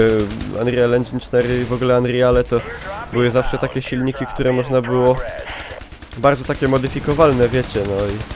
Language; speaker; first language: Polish; native; Polish